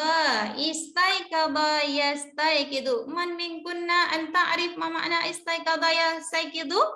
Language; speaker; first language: Arabic; non-native, learner; Indonesian